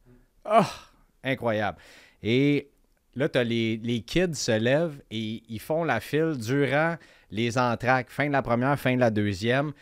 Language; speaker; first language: French; native; French